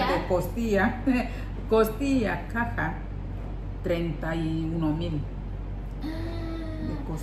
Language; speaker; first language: Spanish; non-native, learner; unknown